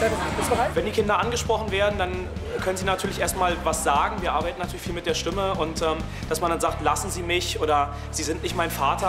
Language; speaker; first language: German; native; German